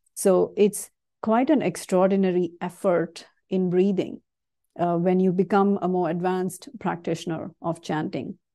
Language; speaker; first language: English; non-native, local second language; Kannada